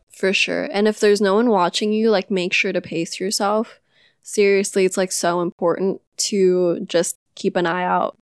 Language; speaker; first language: English; non-native, local second language; Filipino